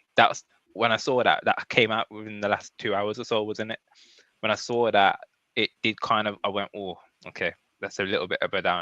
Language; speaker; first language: English; native; English